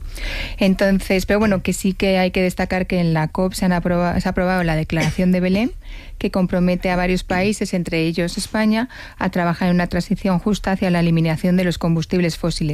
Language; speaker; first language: Spanish; native; Spanish